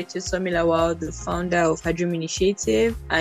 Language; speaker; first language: English; non-native, local second language; Yoruba